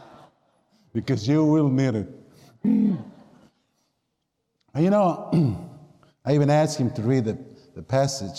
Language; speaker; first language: English; non-native, fluent; Spanish